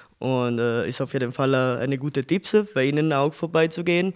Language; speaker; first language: German; non-native, learner; Italian